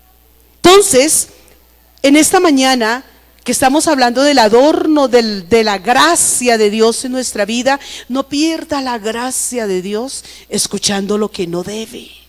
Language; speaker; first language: Spanish; native; Spanish